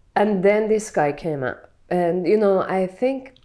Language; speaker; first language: English; non-native, fluent; Persian